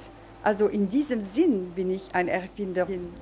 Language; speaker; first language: German; non-native, fluent; French